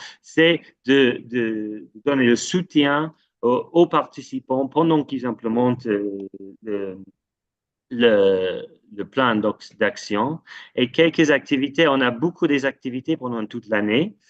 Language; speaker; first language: French; non-native, fluent; English